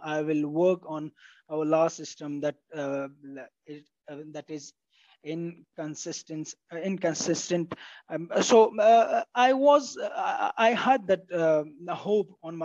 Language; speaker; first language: English; non-native, fluent; Pashto